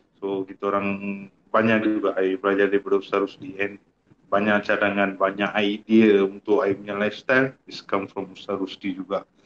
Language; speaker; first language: Malay; non-native, local second language; Tamil